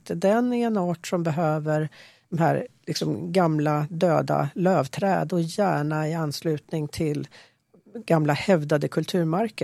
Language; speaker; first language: Swedish; native; Swedish